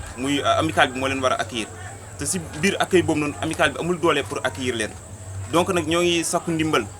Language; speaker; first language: Wolof; non-native, local second language; Fula